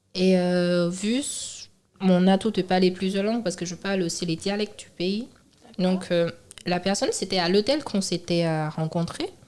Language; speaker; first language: French; non-native, fluent; Chinese